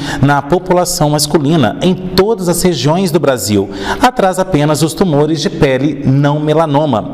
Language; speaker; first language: Portuguese; native; Portuguese